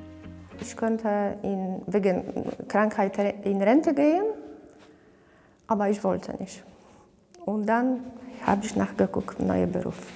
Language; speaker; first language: German; non-native, learner; Polish